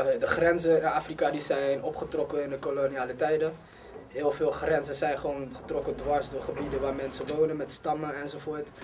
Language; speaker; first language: Dutch; early bilingual, other home language; Somali